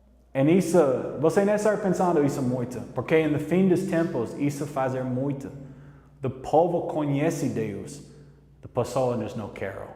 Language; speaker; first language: Portuguese; non-native, learner; English